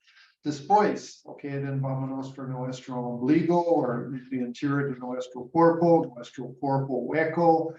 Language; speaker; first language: Spanish; non-native, learner; English